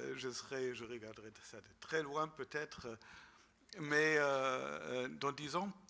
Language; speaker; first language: French; non-native, fluent; German